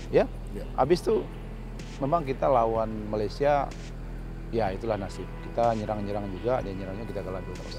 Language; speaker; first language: Indonesian; native; Indonesian